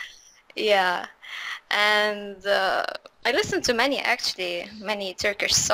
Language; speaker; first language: English; non-native, fluent; Arabic